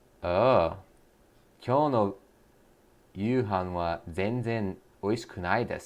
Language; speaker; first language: Japanese; non-native, learner; English